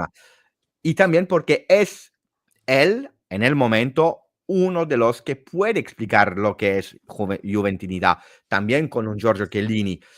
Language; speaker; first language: Spanish; non-native, fluent; Italian